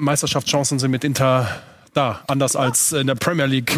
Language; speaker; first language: German; native; German